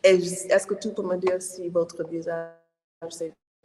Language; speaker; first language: French; non-native, learner; English